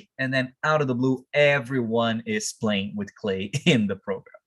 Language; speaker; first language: English; non-native, fluent; Portuguese